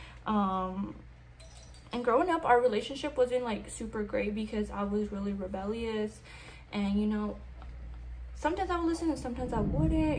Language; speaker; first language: English; early bilingual, other home language; Spanish